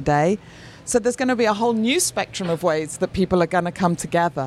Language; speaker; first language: English; native; English